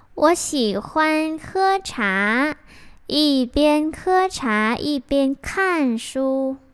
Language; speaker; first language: Chinese; non-native, fluent; Vietnamese